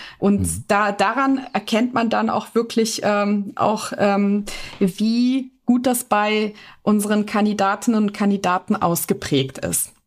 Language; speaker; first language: German; native; German